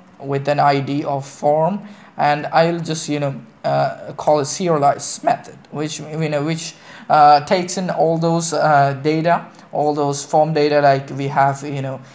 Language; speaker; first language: English; non-native, local second language; Malayalam